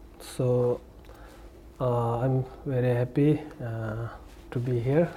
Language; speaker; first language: English; non-native, learner; Tibetan